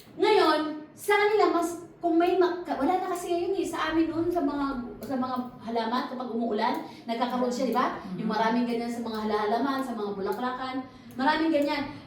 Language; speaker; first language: Filipino; non-native, local second language; Cebuano